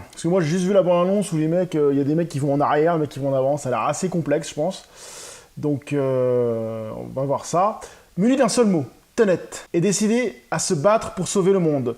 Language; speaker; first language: French; native; French